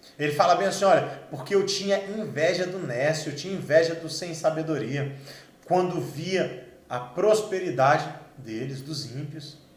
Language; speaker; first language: Portuguese; native; Portuguese